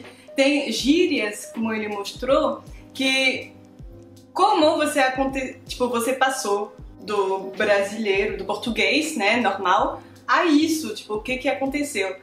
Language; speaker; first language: Portuguese; non-native, fluent; French